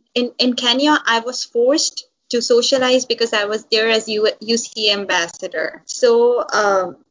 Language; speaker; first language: English; non-native, local second language; Urdu